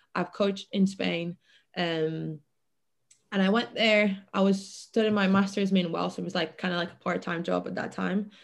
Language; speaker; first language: English; non-native, fluent; Catalan